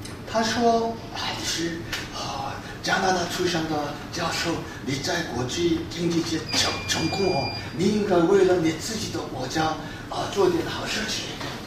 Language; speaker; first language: Chinese; non-native, fluent; Korean